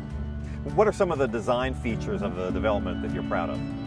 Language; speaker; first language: English; native; English